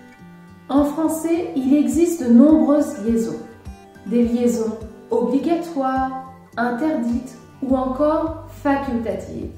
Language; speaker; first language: French; native; French